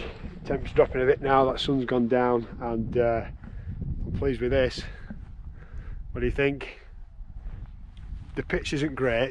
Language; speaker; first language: English; native; English